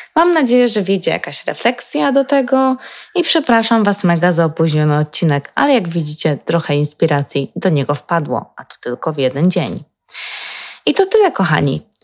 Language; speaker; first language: Polish; native; Polish